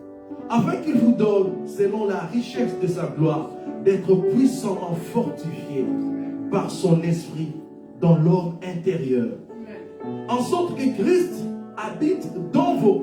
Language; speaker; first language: French; non-native, local second language; Lingala